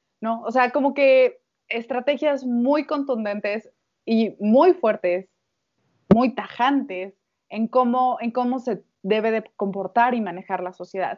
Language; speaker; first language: Spanish; native; Spanish